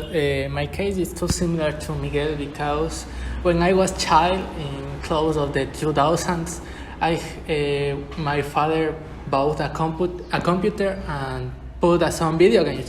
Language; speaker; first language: English; non-native, learner; Spanish